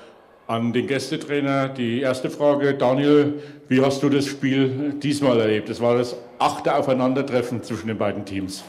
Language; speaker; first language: German; native; German